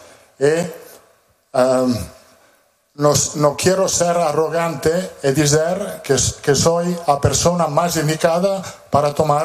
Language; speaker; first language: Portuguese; non-native, learner; Italian